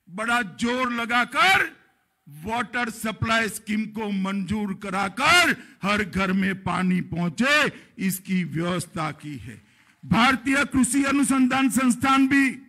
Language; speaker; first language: Hindi; non-native, local second language; Gujarati